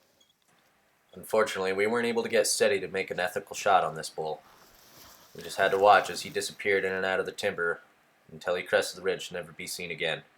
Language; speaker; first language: English; native; English